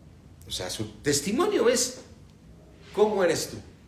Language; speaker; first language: Spanish; native; Spanish